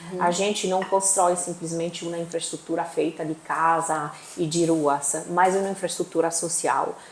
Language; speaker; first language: Portuguese; non-native, fluent; Italian